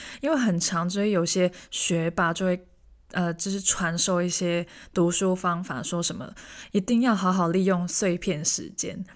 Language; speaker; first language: Chinese; non-native, local second language; Cantonese